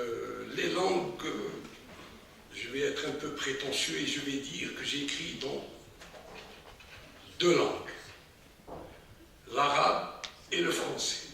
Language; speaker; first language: French; non-native, local second language; Arabic